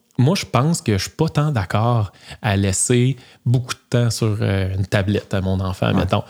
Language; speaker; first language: French; native; French